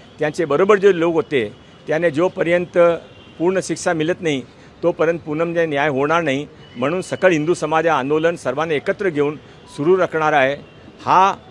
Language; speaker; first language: Marathi; non-native, local second language; Hindi